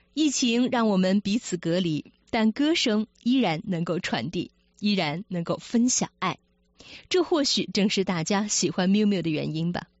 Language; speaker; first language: Chinese; native; Chinese